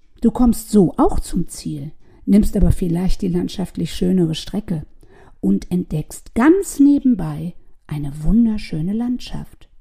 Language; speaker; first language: German; native; German